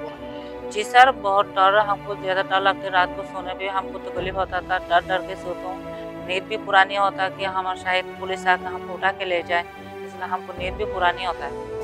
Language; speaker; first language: Hindi; non-native, learner; Rohingya